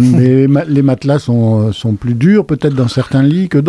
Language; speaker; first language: French; native; French